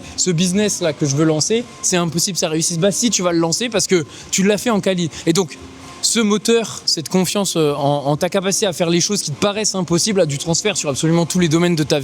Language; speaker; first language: French; native; French